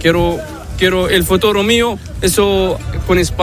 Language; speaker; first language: Spanish; non-native, learner; Arabic